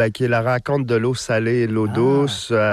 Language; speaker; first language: French; native; French